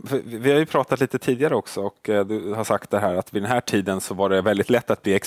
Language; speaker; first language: Swedish; native; Swedish